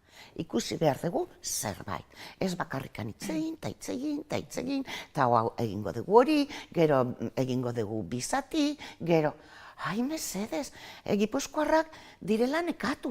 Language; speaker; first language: Basque; non-native, local second language; Spanish